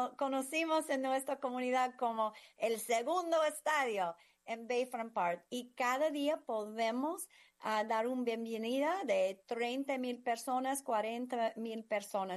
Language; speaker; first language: Spanish; non-native, fluent; English